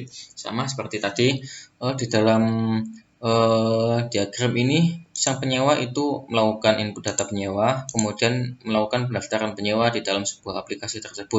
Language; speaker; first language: Indonesian; native; Indonesian